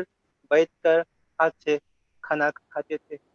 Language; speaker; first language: Hindi; non-native, local second language; Manipuri